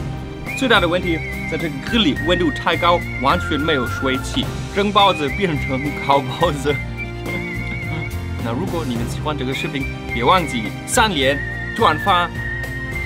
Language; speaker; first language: Chinese; non-native, fluent; German